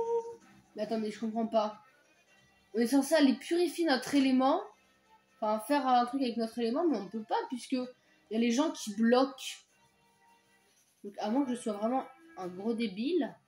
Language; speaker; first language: French; native; French